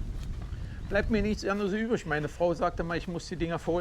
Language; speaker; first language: German; native; German